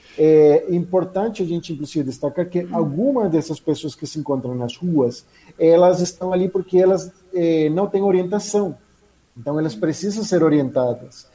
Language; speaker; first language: Portuguese; non-native, fluent; Spanish